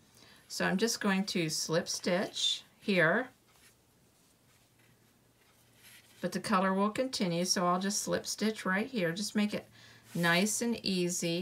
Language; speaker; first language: English; native; English